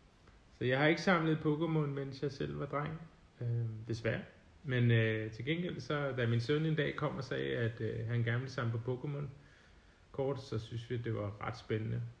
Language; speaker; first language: Danish; native; Danish